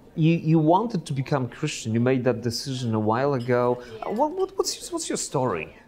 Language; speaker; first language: English; non-native, fluent; Polish